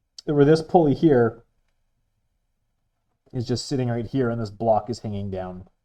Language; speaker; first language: English; native; English